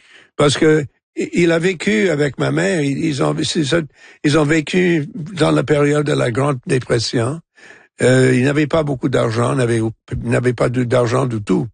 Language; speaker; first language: French; non-native, fluent; English